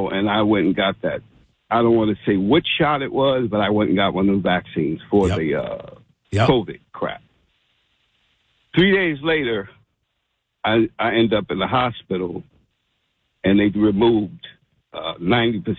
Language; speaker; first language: English; native; English